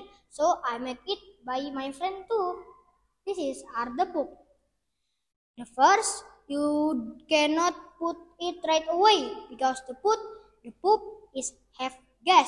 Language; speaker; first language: English; non-native, learner; Indonesian